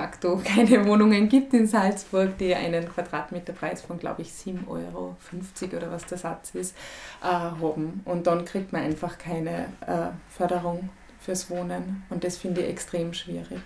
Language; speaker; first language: German; native; German